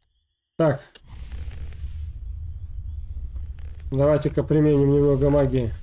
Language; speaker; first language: Russian; native; Russian